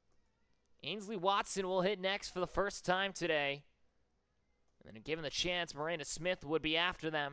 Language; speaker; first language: English; native; English